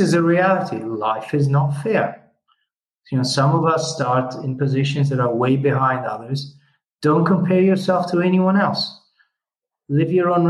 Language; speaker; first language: English; non-native, fluent; Italian